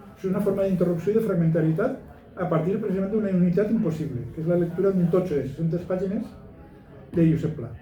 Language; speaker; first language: Catalan; non-native, local second language; Spanish